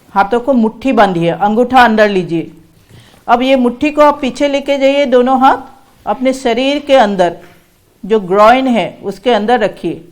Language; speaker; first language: Hindi; non-native, local second language; Assamese